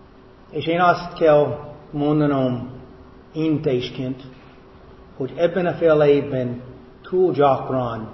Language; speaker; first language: Hungarian; non-native, fluent; English